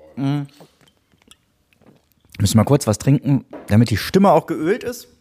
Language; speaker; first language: German; native; German